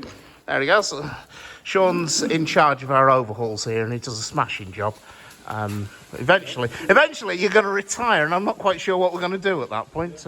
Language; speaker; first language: English; native; English